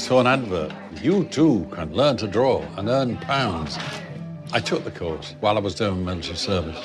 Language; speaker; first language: English; native; English